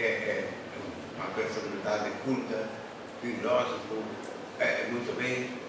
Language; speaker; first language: Portuguese; native; Portuguese